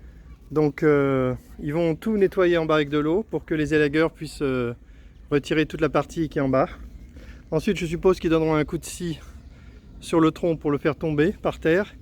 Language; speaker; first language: French; native; French